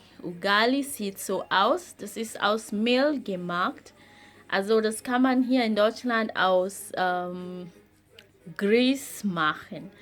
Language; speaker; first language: German; non-native, fluent; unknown